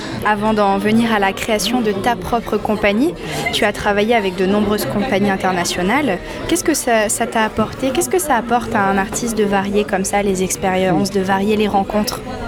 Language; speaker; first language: French; native; French